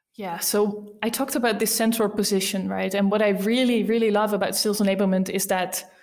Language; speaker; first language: English; non-native, fluent; Dutch